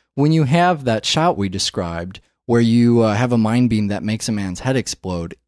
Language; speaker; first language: English; native; English